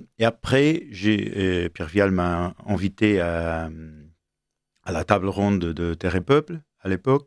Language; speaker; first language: French; non-native, fluent; Portuguese